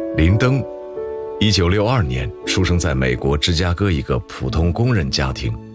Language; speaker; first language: Chinese; native; Chinese